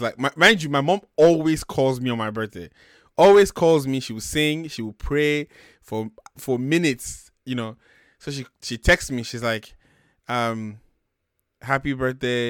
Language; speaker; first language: English; non-native, local second language; Yoruba